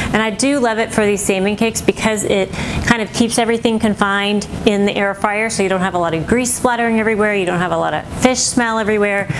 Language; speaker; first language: English; native; English